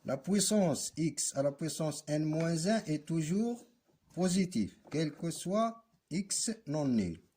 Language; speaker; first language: French; non-native, local second language; Arabic